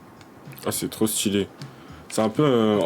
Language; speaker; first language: French; native; French